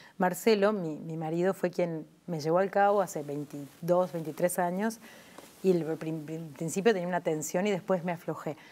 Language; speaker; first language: Spanish; native; Spanish